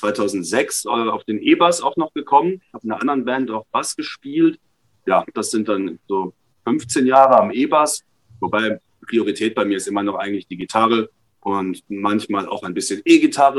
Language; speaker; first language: German; native; German